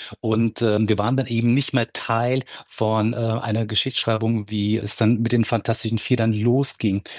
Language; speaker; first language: German; early bilingual, other home language; Turkish